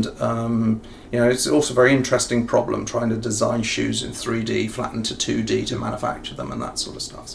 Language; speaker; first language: English; native; English